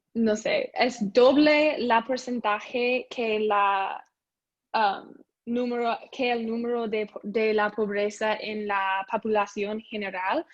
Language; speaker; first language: Spanish; non-native, learner; English